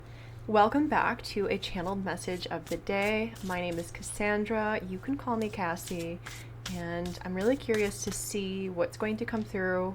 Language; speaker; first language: English; native; English